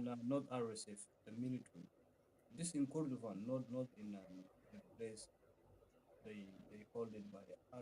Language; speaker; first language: English; non-native, fluent; Arabic